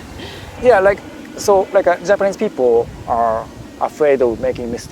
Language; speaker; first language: English; non-native, fluent; Japanese